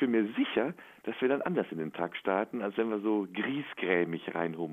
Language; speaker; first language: German; native; German